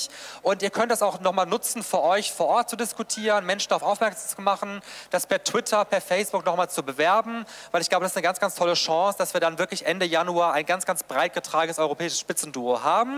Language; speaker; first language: German; native; German